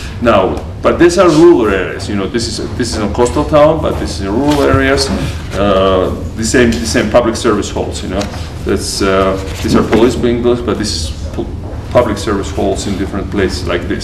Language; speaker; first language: English; non-native, fluent; Georgian